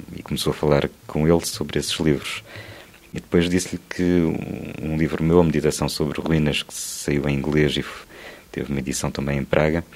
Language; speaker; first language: Portuguese; native; Portuguese